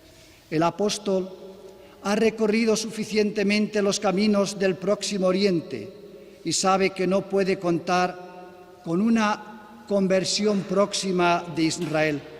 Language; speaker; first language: Spanish; native; Spanish